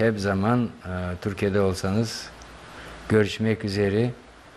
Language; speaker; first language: Turkish; non-native, learner; Bosnian